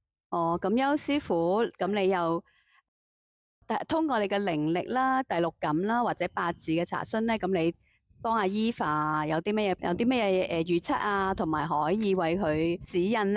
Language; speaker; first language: Cantonese; native; Cantonese